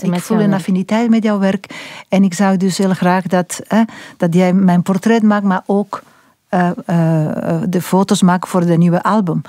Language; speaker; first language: Dutch; non-native, fluent; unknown